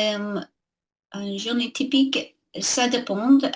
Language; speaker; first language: French; non-native, learner; English